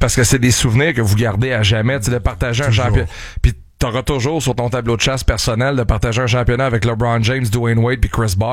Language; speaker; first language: French; native; French